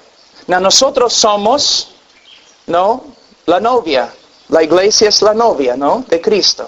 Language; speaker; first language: Spanish; non-native, fluent; English